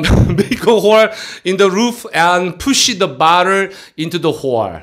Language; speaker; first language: English; non-native, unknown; Korean